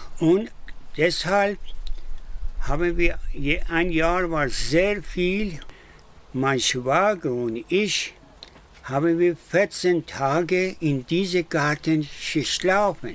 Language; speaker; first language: German; non-native, learner; Persian